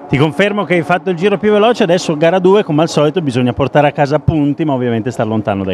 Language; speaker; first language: Italian; native; Italian